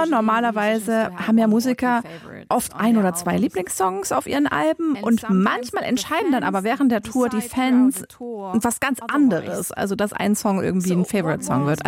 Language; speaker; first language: German; native; German